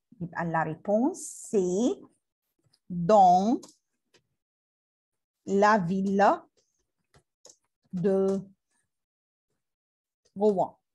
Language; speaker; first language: French; non-native, learner; Arabic